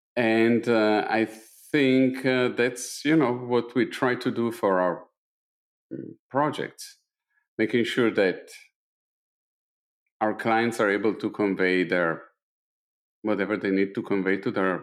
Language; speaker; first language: English; non-native, fluent; Italian